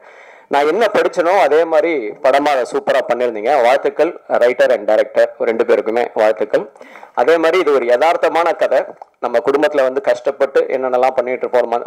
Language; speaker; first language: Tamil; native; Tamil